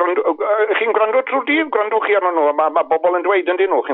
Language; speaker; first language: Welsh; native; Welsh